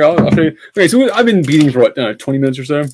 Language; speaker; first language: English; native; English